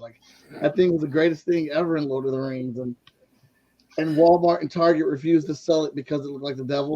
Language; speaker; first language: English; native; English